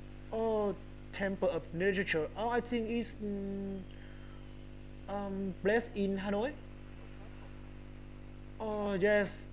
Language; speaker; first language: English; non-native, learner; Vietnamese